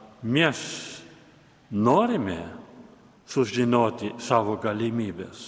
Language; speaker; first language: Lithuanian; native; Lithuanian